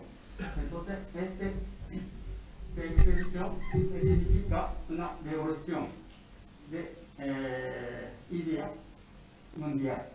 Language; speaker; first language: Spanish; non-native, learner; Japanese